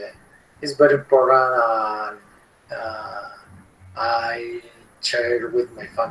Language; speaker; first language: English; non-native, learner; Spanish